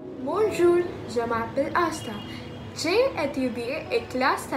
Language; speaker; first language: French; non-native, learner; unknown